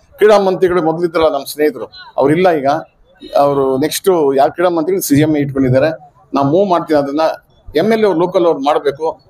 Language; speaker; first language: Kannada; native; Kannada